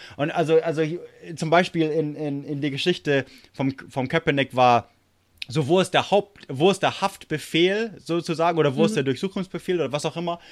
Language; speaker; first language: German; non-native, fluent; English